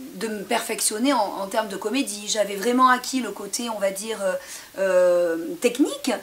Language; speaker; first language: French; native; French